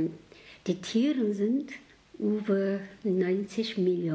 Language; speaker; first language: German; non-native, learner; Mongolian